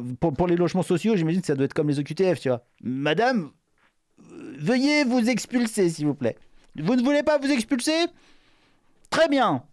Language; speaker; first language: French; native; French